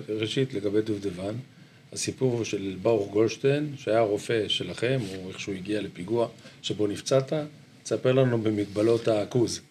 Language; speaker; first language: Hebrew; native; Hebrew